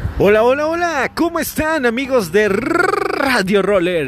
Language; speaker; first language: Spanish; native; Spanish